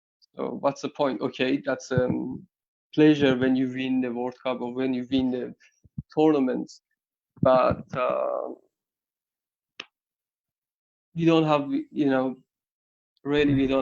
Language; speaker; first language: English; non-native, learner; Persian